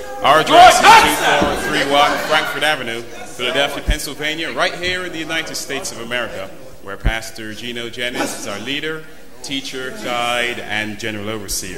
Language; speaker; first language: English; native; English